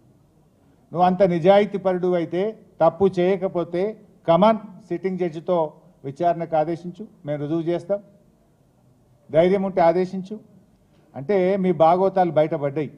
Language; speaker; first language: Telugu; native; Telugu